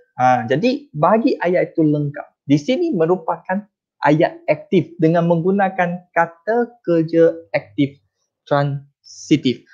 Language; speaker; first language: Malay; non-native, local second language; Chinese